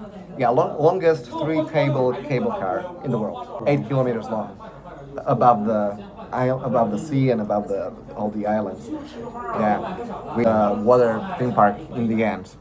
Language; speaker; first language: English; non-native, fluent; Slovak